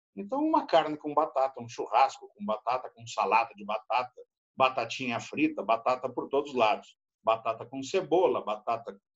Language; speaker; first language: Portuguese; native; Portuguese